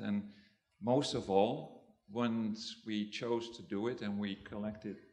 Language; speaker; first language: English; non-native, fluent; Dutch